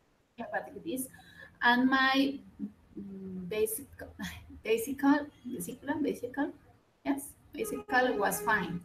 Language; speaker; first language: English; non-native, learner; Spanish